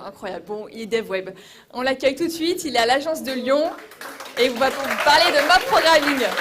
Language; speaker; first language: French; native; French